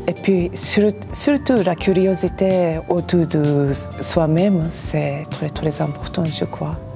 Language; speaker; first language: French; non-native, learner; Japanese